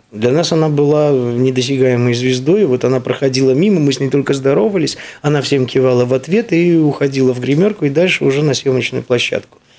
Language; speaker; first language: Russian; native; Russian